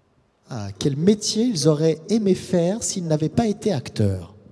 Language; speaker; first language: French; native; French